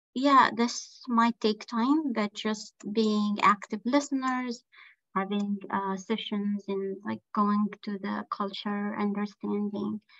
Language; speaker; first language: English; non-native, fluent; Arabic